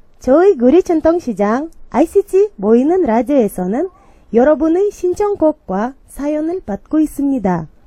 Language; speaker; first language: Korean; non-native, learner; Kyrgyz